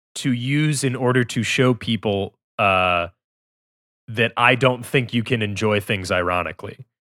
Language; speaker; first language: English; native; English